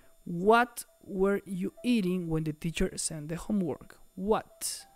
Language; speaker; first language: English; non-native, fluent; Spanish